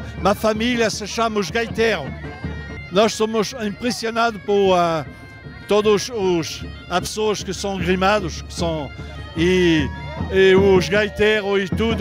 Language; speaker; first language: Portuguese; non-native, learner; French